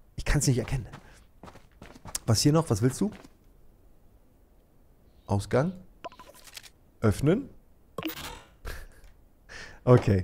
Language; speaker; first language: German; native; German